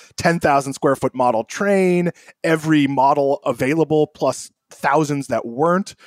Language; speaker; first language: English; native; English